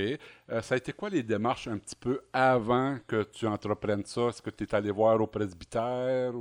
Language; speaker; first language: French; native; French